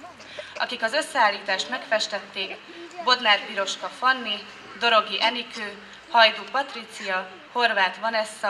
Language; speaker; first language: Hungarian; native; Hungarian